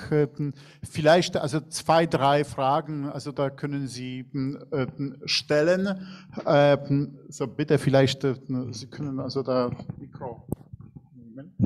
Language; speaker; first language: German; non-native, fluent; Polish